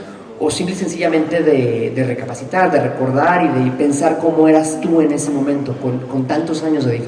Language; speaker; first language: Spanish; native; Spanish